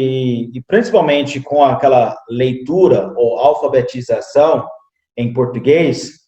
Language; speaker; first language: Portuguese; non-native, fluent; English